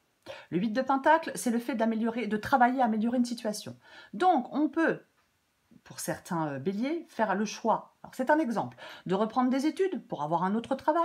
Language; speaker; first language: French; native; French